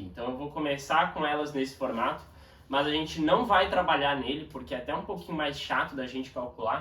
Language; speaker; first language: Portuguese; native; Portuguese